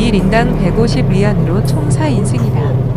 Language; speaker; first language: Korean; native; Korean